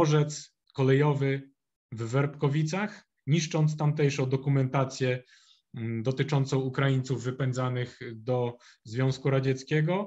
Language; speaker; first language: Polish; native; Polish